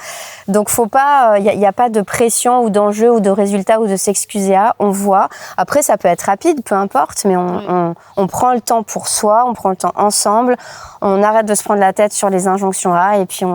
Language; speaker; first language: French; native; French